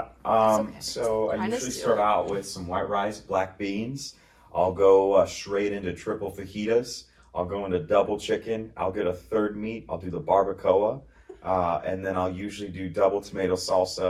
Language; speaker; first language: English; native; English